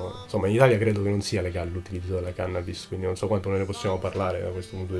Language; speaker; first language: Italian; native; Italian